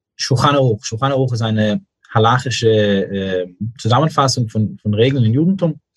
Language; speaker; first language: German; non-native, fluent; English